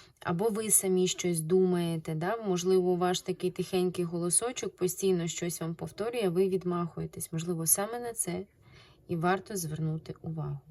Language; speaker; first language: Ukrainian; non-native, local second language; Russian